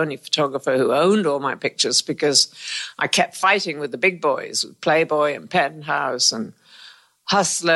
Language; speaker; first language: English; native; English